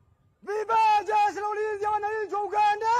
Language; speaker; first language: Swahili; non-native, local second language; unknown